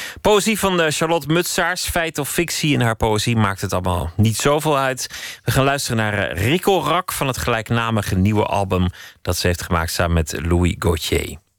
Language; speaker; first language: Dutch; native; Dutch